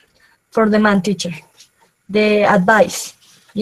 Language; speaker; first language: English; non-native, learner; Spanish